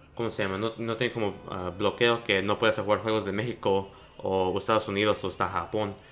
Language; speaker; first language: Spanish; early bilingual, heritage; Spanish